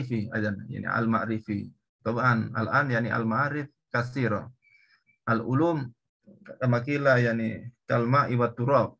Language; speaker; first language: Arabic; non-native, learner; Indonesian